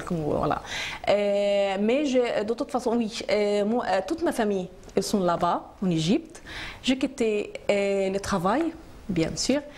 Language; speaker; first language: French; non-native, learner; Arabic